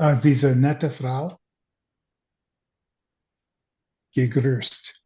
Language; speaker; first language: German; non-native, learner; English